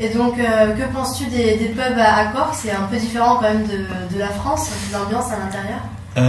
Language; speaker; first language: French; native; French